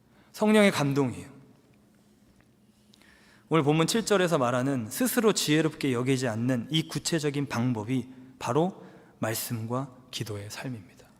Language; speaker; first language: Korean; native; Korean